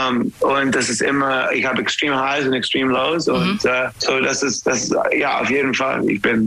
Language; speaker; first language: German; non-native, learner; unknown